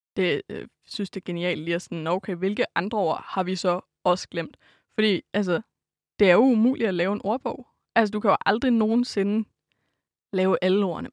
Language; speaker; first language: Danish; native; Danish